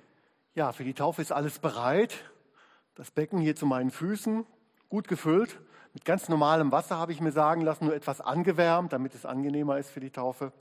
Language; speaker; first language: German; native; German